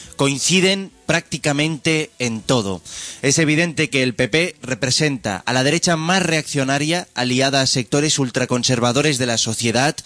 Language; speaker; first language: Spanish; non-native, local second language; Catalan